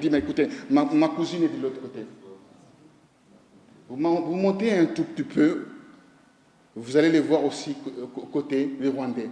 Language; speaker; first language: French; non-native, local second language; Lingala